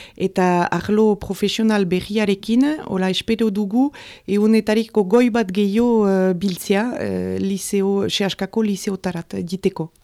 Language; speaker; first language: Basque; native; Basque